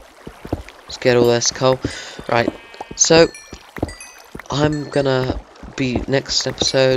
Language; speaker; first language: English; native; English